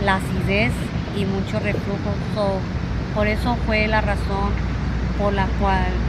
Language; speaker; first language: Spanish; early bilingual, heritage; Spanish